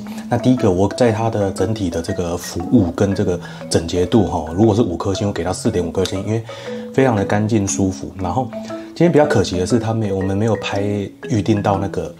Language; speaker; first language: Chinese; native; Chinese